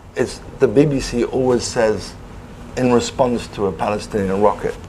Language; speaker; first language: English; native; English